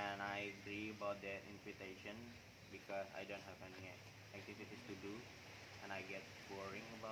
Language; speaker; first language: English; non-native, learner; Indonesian